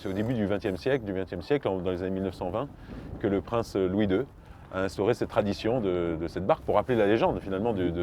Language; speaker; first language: French; native; French